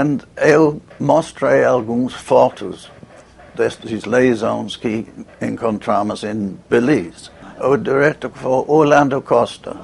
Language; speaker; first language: Portuguese; non-native, fluent; English